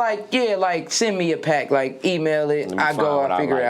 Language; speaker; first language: English; native; English